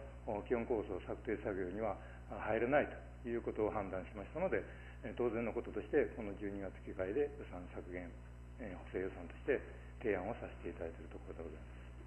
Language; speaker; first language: Japanese; native; Japanese